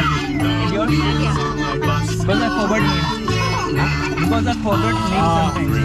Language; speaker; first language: English; non-native, local second language; Hindi